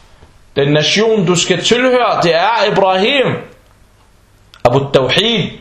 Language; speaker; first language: Danish; non-native, fluent; Arabic